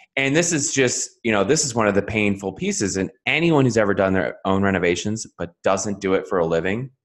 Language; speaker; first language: English; native; English